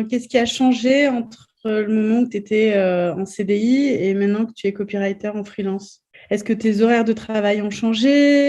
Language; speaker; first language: French; native; French